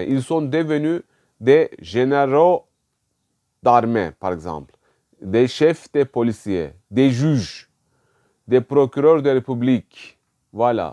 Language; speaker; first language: French; non-native, fluent; Turkish